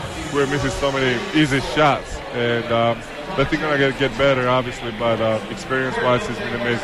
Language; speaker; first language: English; non-native, fluent; Georgian